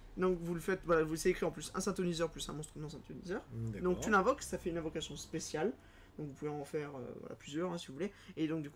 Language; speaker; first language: French; native; French